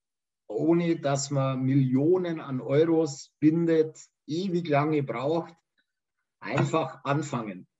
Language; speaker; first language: German; native; German